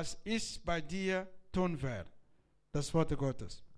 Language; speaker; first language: German; non-native, learner; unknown